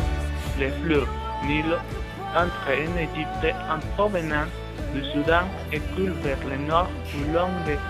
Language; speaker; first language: French; non-native, learner; Spanish